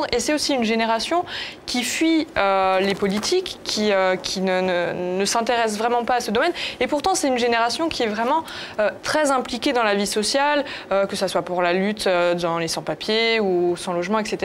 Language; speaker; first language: French; native; French